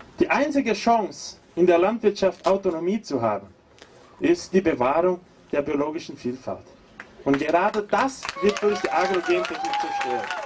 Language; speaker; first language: German; non-native, fluent; Portuguese